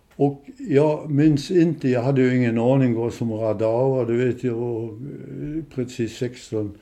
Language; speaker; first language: Swedish; non-native, fluent; German